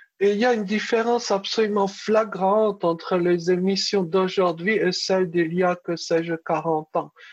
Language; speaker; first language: French; early bilingual, other home language; Czech